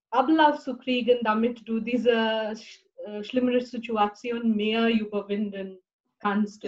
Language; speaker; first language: German; non-native, fluent; Bangla